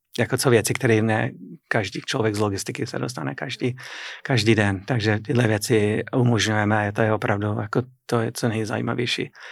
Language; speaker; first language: Czech; non-native, fluent; English